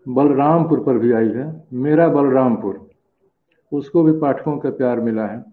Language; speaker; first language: Hindi; native; Hindi